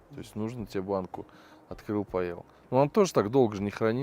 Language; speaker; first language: Russian; native; Russian